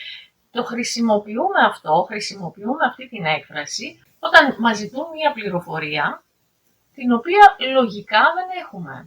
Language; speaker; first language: Greek; native; Greek